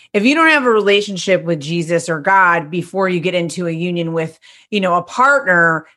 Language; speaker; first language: English; native; English